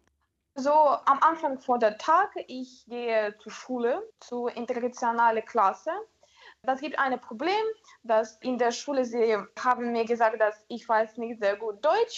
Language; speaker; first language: German; non-native, learner; Ukrainian